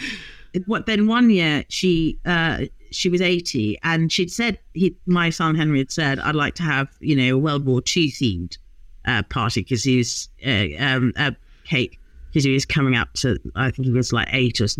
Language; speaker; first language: English; native; English